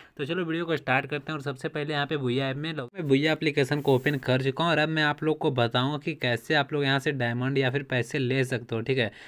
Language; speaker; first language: Hindi; native; Hindi